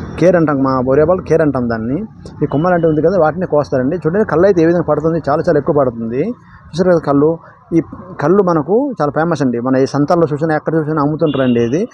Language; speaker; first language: Telugu; non-native, local second language; Odia